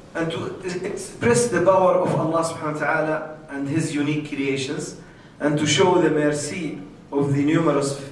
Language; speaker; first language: English; non-native, fluent; Arabic